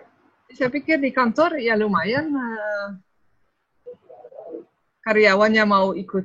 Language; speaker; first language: Indonesian; non-native, fluent; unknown